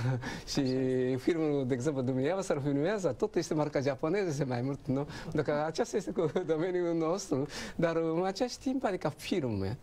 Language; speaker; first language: Romanian; non-native, learner; Japanese